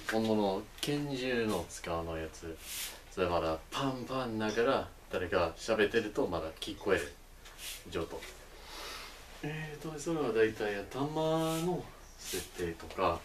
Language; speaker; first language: Japanese; non-native, learner; English